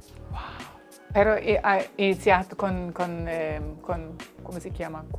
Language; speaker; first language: Italian; non-native, learner; German